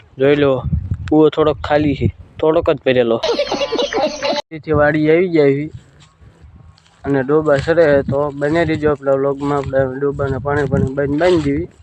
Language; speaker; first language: Gujarati; native; Gujarati